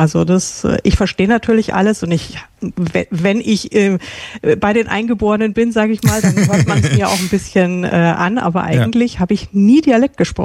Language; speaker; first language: German; native; German